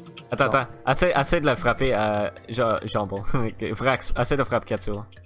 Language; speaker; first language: French; native; French